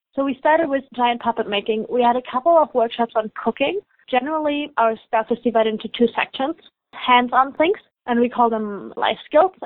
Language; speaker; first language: English; non-native, fluent; German